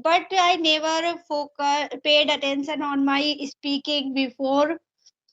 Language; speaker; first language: English; non-native, learner; Hindi